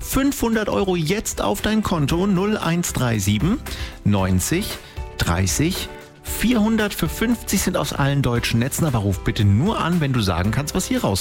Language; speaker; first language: German; native; German